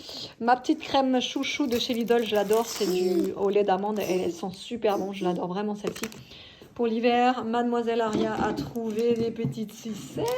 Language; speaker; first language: French; native; French